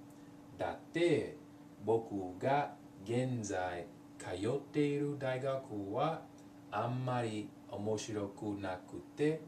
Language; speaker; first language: Japanese; non-native, learner; English